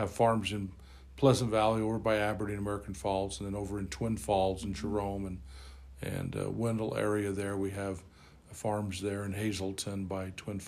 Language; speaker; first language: English; native; English